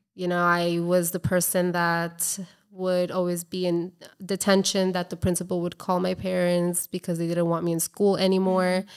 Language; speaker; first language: English; native; English